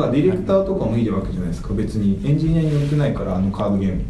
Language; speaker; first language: Japanese; native; Japanese